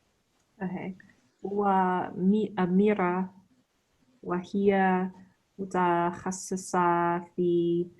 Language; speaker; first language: Arabic; non-native, learner; English